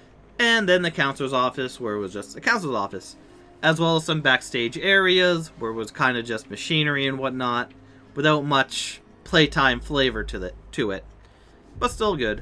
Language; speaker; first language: English; native; English